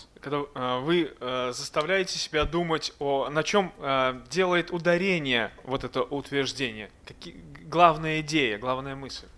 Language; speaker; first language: Russian; native; Russian